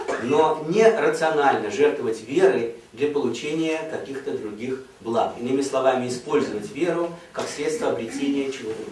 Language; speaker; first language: Russian; native; Russian